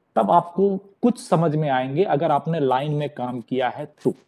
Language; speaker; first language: Hindi; native; Hindi